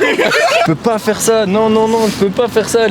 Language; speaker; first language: French; native; French